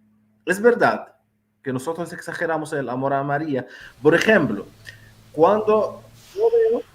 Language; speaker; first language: Spanish; non-native, fluent; Arabic